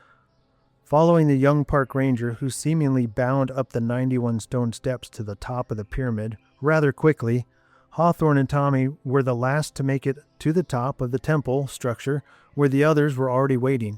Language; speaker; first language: English; native; English